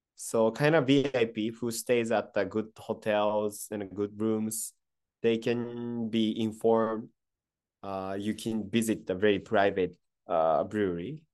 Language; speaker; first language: English; non-native, fluent; Japanese